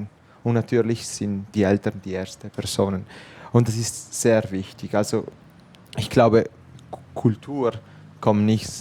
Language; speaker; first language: German; non-native, fluent; Italian